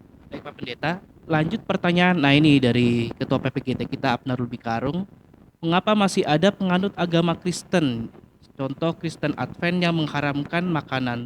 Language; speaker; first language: Indonesian; native; Indonesian